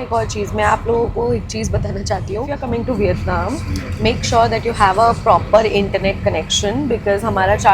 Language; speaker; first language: English; non-native, local second language; Hindi